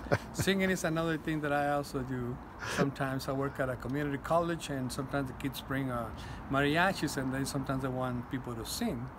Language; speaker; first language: English; non-native, fluent; Spanish